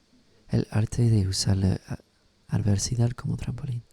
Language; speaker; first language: Spanish; non-native, learner; English